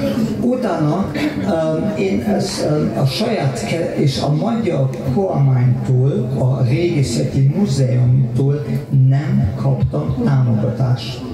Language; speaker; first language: Hungarian; non-native, fluent; German